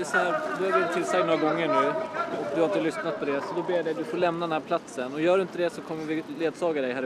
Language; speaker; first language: Swedish; native; Swedish